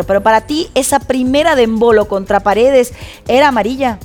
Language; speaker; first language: Spanish; native; Spanish